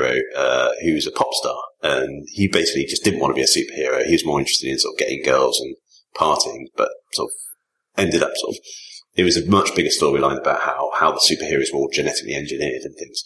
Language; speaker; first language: English; native; English